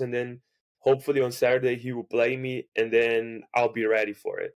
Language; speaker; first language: English; non-native, fluent; Portuguese